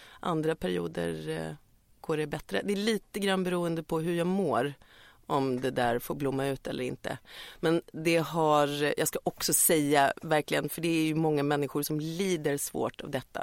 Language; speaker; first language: Swedish; native; Swedish